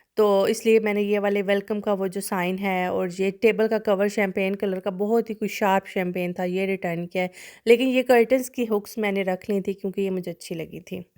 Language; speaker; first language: Urdu; non-native, local second language; Punjabi